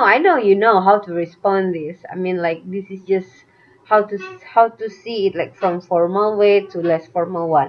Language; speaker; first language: English; non-native, fluent; Indonesian